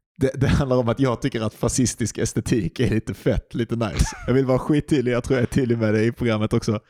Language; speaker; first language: Swedish; native; Swedish